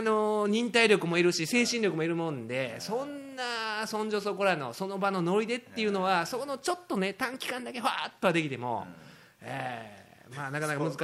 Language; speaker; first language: Japanese; native; Japanese